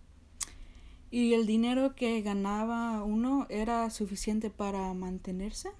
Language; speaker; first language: Spanish; early bilingual, heritage; Spanish